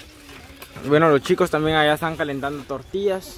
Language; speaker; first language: Spanish; native; Spanish